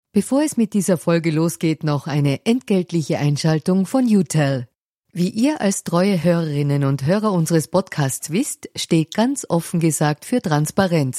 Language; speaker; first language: German; native; German